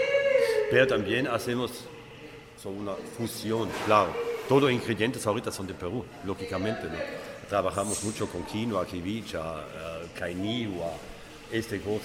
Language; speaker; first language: Spanish; non-native, fluent; German